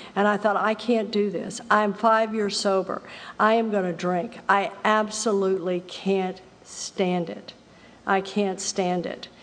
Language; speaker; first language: English; native; English